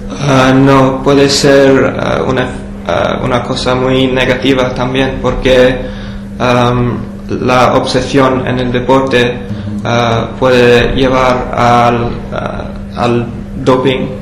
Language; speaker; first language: Spanish; non-native, learner; English